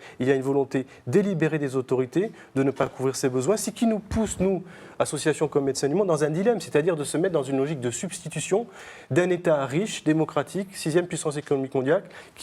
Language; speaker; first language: French; native; French